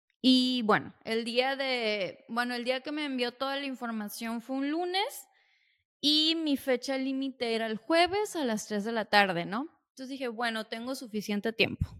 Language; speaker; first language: Spanish; native; Spanish